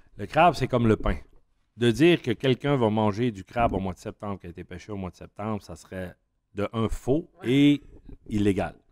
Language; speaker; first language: French; native; French